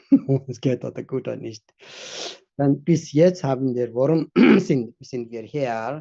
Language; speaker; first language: German; non-native, fluent; Tibetan